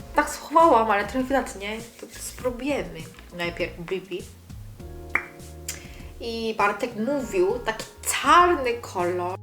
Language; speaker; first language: Polish; non-native, learner; Korean